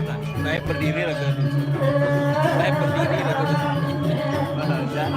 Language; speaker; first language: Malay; non-native, local second language; Balinese